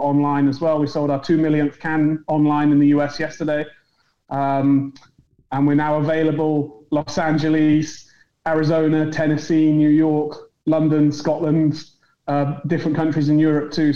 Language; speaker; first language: English; native; English